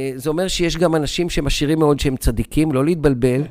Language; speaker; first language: Hebrew; native; Hebrew